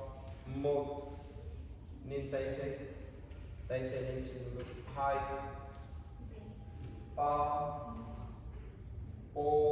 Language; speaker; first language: Vietnamese; non-native, learner; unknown